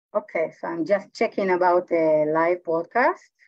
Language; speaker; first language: English; non-native, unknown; Hebrew